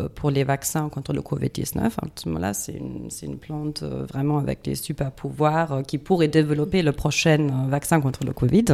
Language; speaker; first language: French; non-native, fluent; German